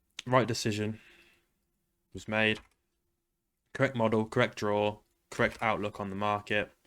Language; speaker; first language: English; native; English